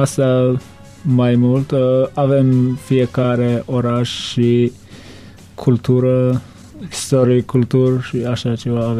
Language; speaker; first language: Romanian; non-native, learner; Turkmen